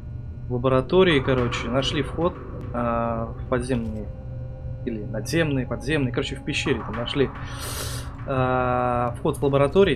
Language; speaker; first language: Russian; native; Russian